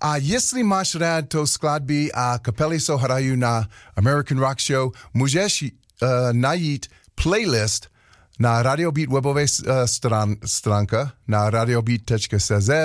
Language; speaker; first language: Czech; non-native, learner; English